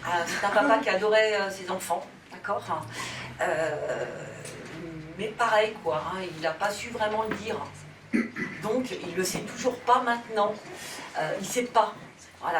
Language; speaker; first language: French; native; French